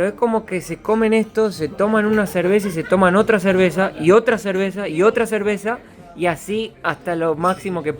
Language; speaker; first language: Spanish; non-native, fluent; Portuguese